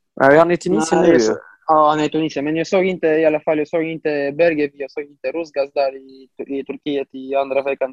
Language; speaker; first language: Swedish; non-native, fluent; Romanian